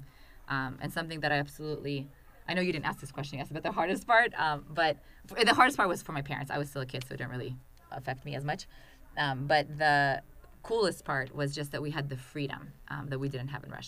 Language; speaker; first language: English; non-native, fluent; Russian